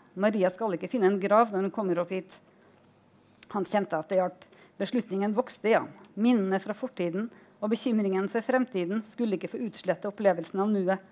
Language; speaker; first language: Norwegian; native; Norwegian